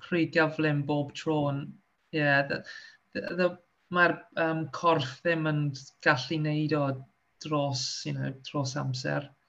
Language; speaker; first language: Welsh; non-native, local second language; English